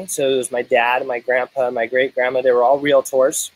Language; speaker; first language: English; native; English